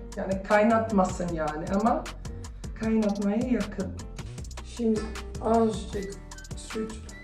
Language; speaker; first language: Turkish; early bilingual, heritage; Turkish